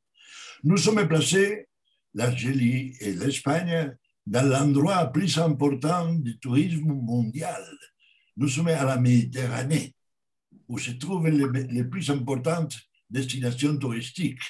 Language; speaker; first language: French; non-native, learner; Spanish